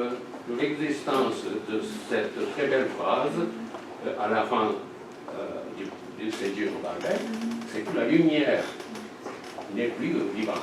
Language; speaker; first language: French; non-native, fluent; Japanese